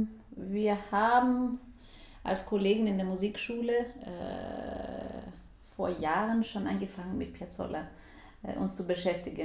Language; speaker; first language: German; non-native, fluent; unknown